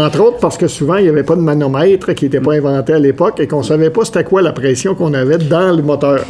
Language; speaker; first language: French; native; French